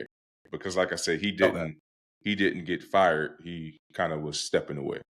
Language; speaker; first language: English; native; English